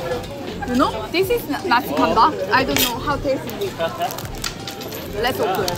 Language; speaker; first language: English; non-native, learner; Korean